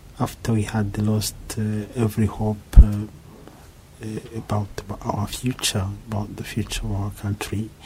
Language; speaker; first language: English; non-native, local second language; Kinyarwanda